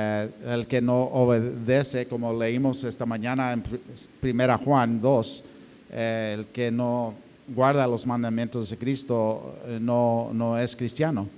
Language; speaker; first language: Spanish; non-native, fluent; English